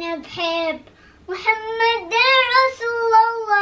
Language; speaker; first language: Arabic; early bilingual, heritage; Arabic